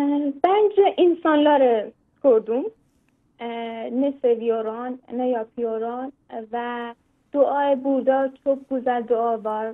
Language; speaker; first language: Turkish; non-native, learner; Persian